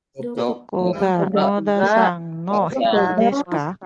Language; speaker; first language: Japanese; non-native, learner; Indonesian